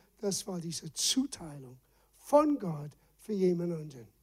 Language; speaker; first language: German; non-native, fluent; English